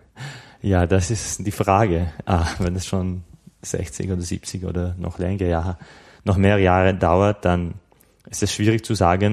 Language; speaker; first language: German; non-native, fluent; Slovak